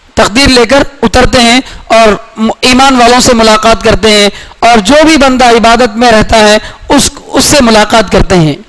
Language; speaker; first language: Urdu; native; Urdu